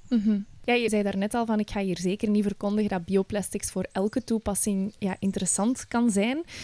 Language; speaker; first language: Dutch; native; Dutch